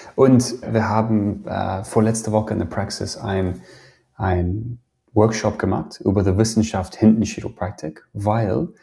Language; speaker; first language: German; non-native, fluent; English